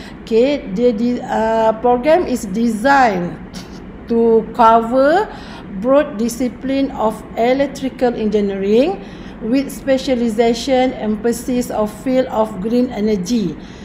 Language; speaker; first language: English; non-native, local second language; Malay